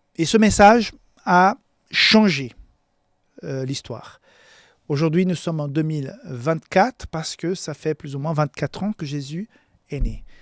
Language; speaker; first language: French; non-native, fluent; Portuguese